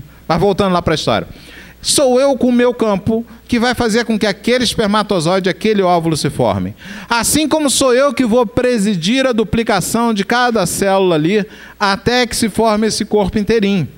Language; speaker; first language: Portuguese; native; Portuguese